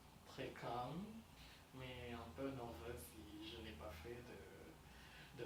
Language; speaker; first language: French; non-native, fluent; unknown